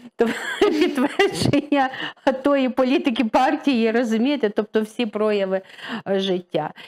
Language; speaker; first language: Ukrainian; native; Ukrainian